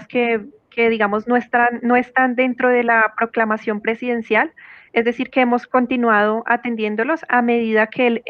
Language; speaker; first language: Spanish; native; Spanish